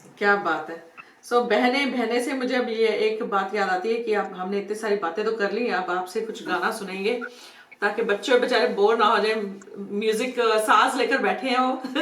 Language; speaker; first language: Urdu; non-native, local second language; Punjabi